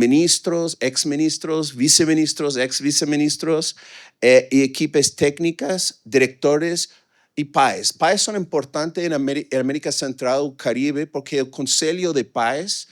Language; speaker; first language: Portuguese; non-native, fluent; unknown